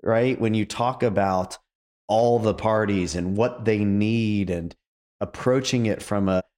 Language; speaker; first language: English; native; English